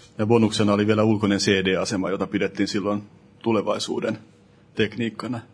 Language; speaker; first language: Finnish; native; Finnish